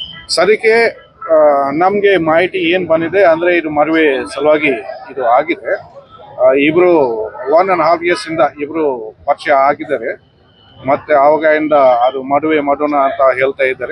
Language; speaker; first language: Kannada; non-native, local second language; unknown